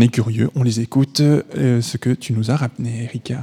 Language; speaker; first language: French; native; French